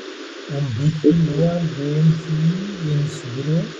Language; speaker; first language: German; non-native, fluent; Bangla